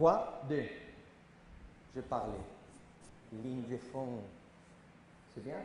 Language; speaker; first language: French; non-native, learner; Spanish